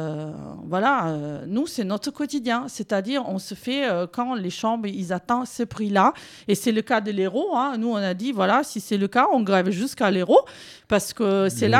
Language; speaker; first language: French; native; French